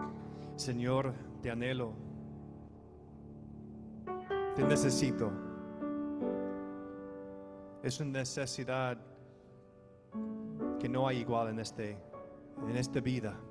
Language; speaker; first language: Spanish; non-native, fluent; English